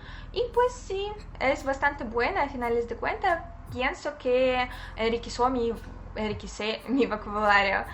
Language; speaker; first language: Spanish; non-native, fluent; Russian